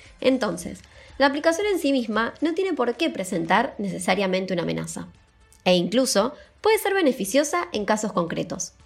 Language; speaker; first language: Spanish; native; Spanish